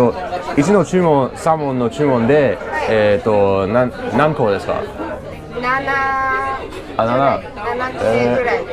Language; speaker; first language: Japanese; non-native, learner; English